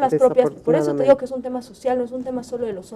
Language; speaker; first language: Spanish; native; Spanish